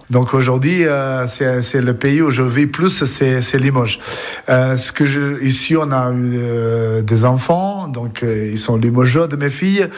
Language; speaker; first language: French; non-native, fluent; Serbian